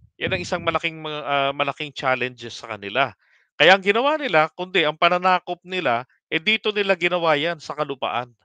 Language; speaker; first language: Filipino; native; Filipino